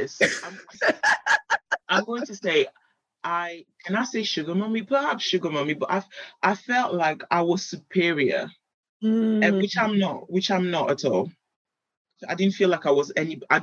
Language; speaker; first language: English; native; English